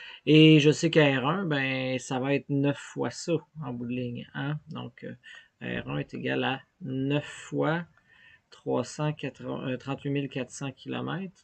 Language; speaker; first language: French; native; French